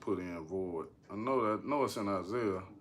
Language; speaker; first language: English; native; English